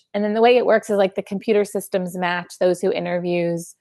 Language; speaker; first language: English; native; English